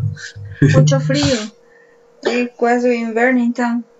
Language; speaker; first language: Portuguese; non-native, fluent; Spanish